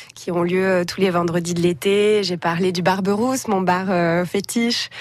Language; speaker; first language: French; native; French